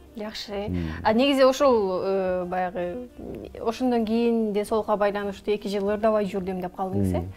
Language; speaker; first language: Kyrgyz; native; Kyrgyz